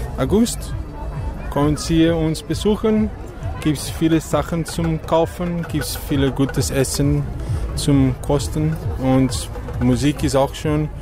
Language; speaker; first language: German; non-native, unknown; Portuguese